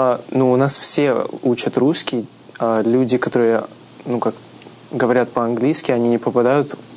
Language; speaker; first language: Russian; early bilingual, heritage; Russian